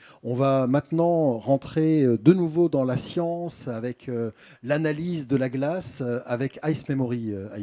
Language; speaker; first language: French; native; French